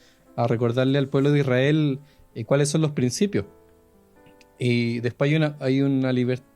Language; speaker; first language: Spanish; native; Spanish